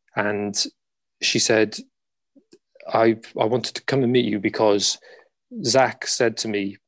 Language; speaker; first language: English; native; English